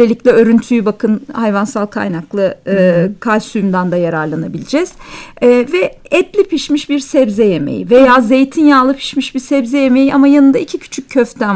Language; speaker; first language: Turkish; native; Turkish